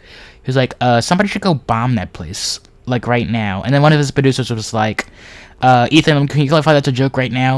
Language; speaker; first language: English; native; English